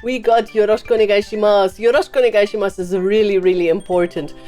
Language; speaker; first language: Japanese; non-native, learner; German